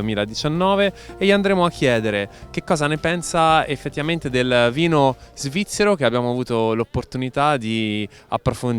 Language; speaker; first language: Italian; native; Italian